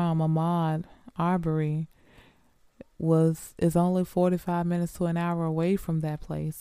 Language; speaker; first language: English; native; English